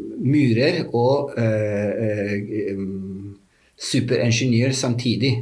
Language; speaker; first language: Norwegian; non-native, fluent; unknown